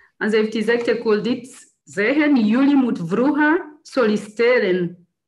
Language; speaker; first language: Dutch; non-native, learner; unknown